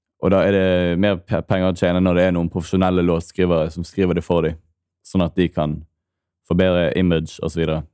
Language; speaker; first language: Norwegian; native; Norwegian